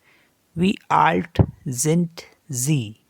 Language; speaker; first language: German; non-native, fluent; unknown